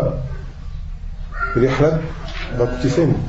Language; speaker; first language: Arabic; non-native, fluent; French